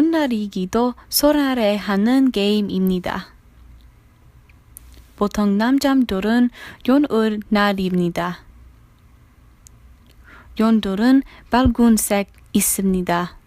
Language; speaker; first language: Korean; non-native, learner; English